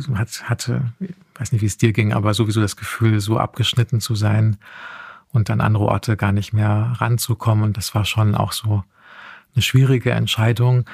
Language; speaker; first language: German; native; German